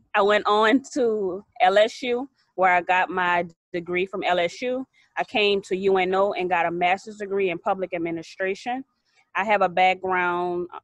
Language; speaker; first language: English; native; English